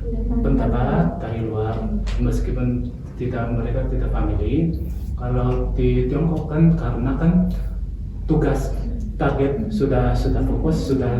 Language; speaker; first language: Indonesian; non-native, fluent; Chinese